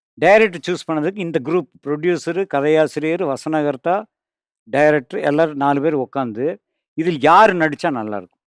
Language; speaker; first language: Tamil; native; Tamil